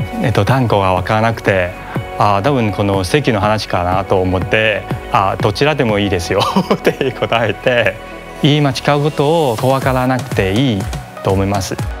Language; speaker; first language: Japanese; non-native, fluent; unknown